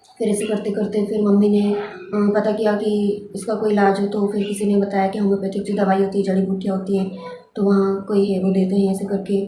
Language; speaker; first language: Hindi; native; Hindi